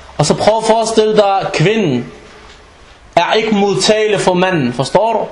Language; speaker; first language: Danish; non-native, fluent; Arabic